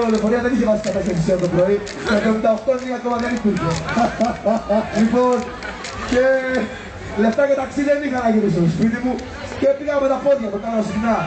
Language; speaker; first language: Greek; native; Greek